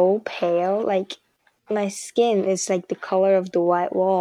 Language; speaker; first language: English; non-native, fluent; Chinese